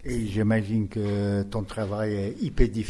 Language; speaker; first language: French; non-native, learner; English